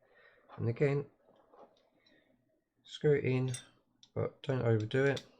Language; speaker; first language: English; native; English